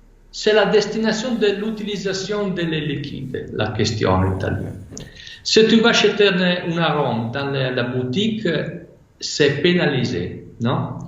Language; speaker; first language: French; non-native, fluent; Italian